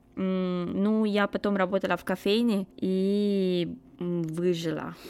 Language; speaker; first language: Russian; non-native, fluent; Romanian